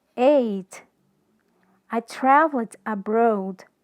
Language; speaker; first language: English; non-native, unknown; Portuguese